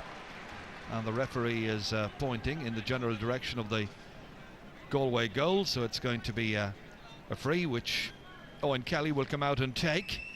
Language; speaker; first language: English; native; English